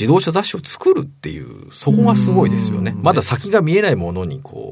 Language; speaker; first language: Japanese; native; Japanese